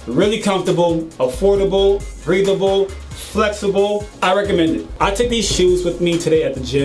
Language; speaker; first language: English; native; English